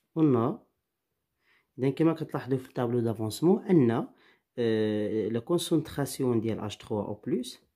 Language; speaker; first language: French; non-native, local second language; Arabic